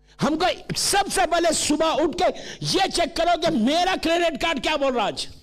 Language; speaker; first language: Urdu; native; Urdu